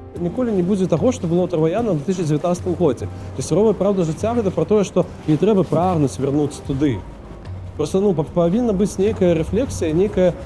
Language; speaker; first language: Belarusian; non-native, local second language; Russian